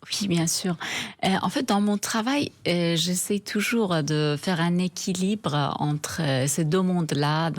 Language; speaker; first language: French; non-native, fluent; Persian